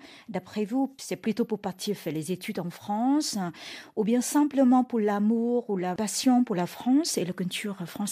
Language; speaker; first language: French; non-native, fluent; Vietnamese